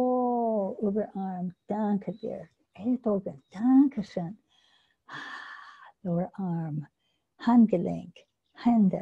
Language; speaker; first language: German; non-native, learner; English